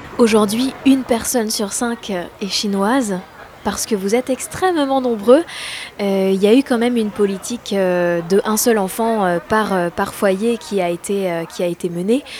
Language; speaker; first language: French; native; French